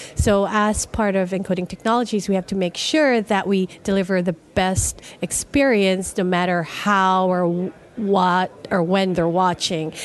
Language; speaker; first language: English; non-native, local second language; Filipino